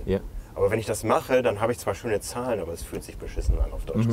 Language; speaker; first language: German; native; German